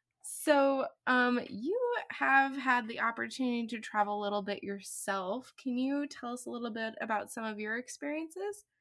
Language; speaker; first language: English; native; English